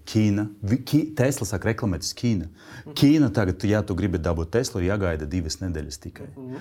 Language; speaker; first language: Latvian; non-native, local second language; Russian